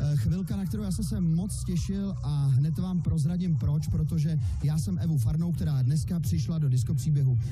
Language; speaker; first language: Czech; native; Czech